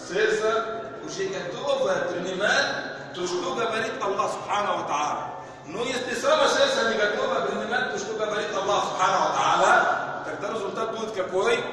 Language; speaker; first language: Russian; non-native, fluent; Arabic